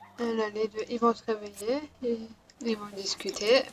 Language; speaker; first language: French; native; French